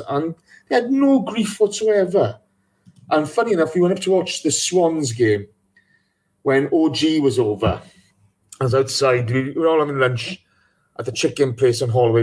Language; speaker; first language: English; native; English